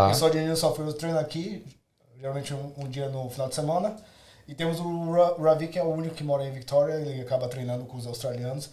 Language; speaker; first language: Portuguese; native; Portuguese